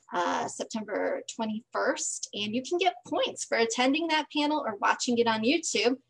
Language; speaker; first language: English; native; English